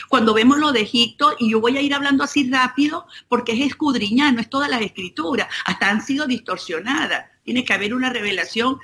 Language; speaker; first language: Spanish; native; Spanish